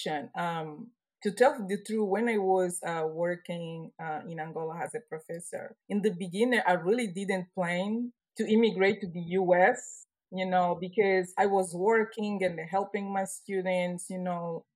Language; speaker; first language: English; non-native, fluent; Portuguese